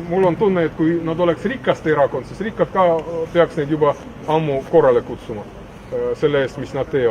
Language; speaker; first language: Estonian; non-native, local second language; Russian